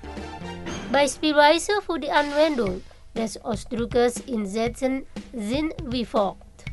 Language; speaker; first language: German; non-native, fluent; Indonesian